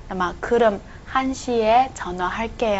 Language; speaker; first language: Korean; non-native, fluent; Chinese